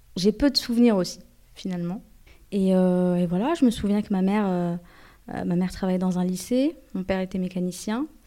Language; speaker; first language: French; early bilingual, other home language; Arabic